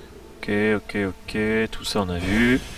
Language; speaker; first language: French; native; French